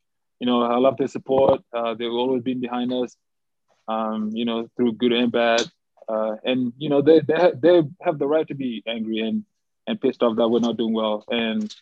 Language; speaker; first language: English; native; English